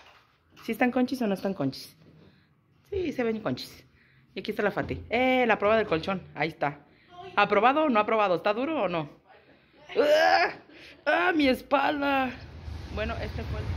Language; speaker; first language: Spanish; native; Spanish